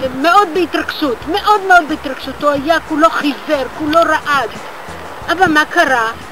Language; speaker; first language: Hebrew; early bilingual, other home language; Bulgarian